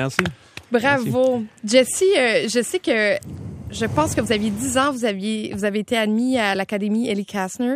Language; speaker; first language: French; native; French